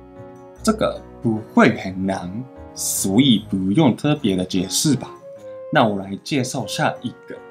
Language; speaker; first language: Chinese; non-native, fluent; Japanese